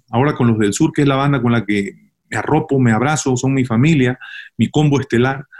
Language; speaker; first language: Spanish; native; Spanish